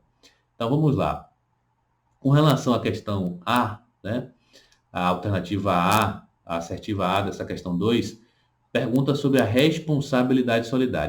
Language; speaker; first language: Portuguese; native; Portuguese